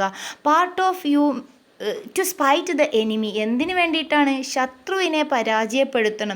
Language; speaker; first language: Malayalam; native; Malayalam